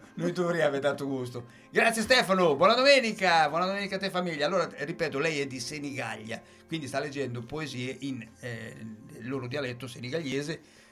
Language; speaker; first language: Italian; native; Italian